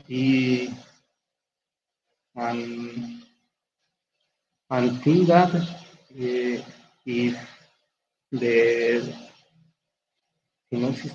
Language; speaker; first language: English; non-native, learner; Spanish